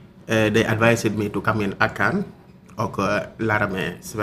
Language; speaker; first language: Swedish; non-native, learner; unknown